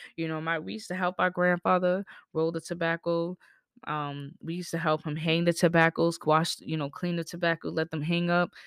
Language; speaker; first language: English; native; English